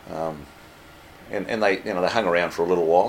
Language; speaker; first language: English; native; English